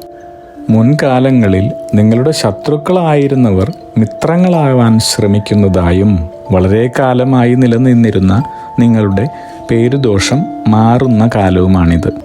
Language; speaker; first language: Malayalam; native; Malayalam